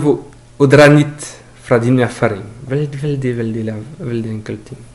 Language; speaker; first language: Norwegian; non-native, learner; French